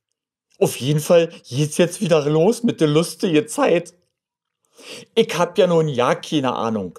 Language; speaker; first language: German; native; German